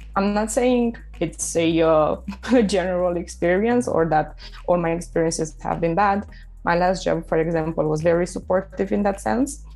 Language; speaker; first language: English; non-native, fluent; Romanian